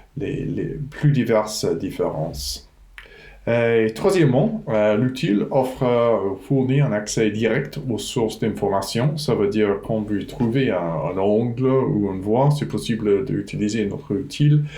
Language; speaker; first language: French; non-native, fluent; English